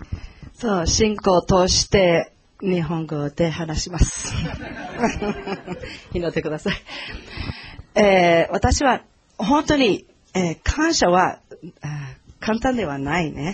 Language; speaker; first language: Japanese; non-native, learner; Portuguese